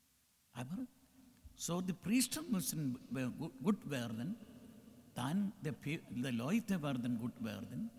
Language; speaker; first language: German; non-native, learner; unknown